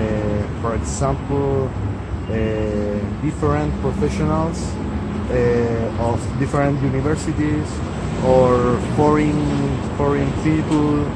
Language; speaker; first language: English; non-native, learner; Spanish